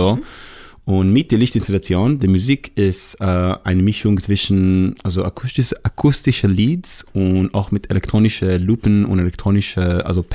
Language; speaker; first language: German; non-native, fluent; Hebrew